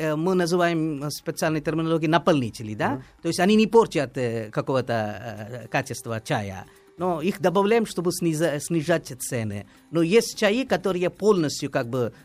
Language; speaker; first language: Russian; non-native, fluent; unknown